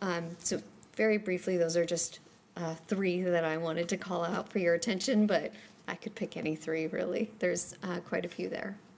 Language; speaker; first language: English; native; English